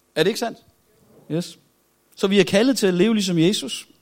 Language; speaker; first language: Danish; native; Danish